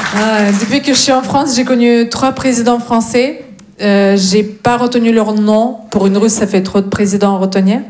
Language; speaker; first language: French; non-native, fluent; Russian